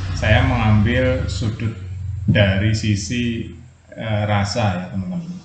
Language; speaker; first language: Indonesian; non-native, local second language; Javanese